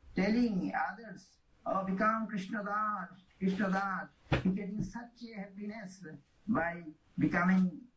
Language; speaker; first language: English; non-native, local second language; Bangla